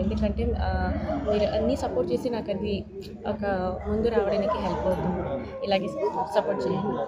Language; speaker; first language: Telugu; non-native, local second language; Kannada